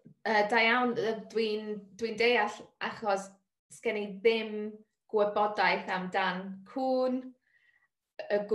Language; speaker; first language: Welsh; non-native, learner; English